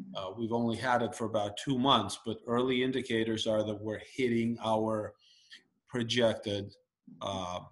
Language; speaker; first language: English; early bilingual, other home language; Russian